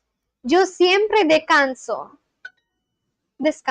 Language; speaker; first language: Spanish; non-native, learner; Bangla